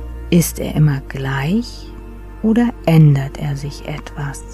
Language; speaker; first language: German; native; German